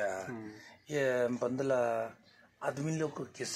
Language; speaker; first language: Hindi; non-native, learner; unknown